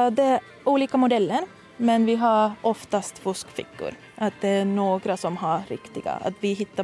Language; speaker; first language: Swedish; non-native, fluent; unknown